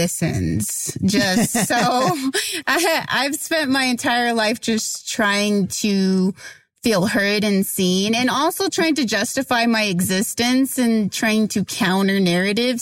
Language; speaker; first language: English; native; English